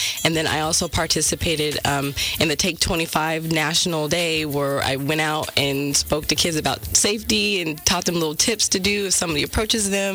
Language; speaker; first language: English; native; English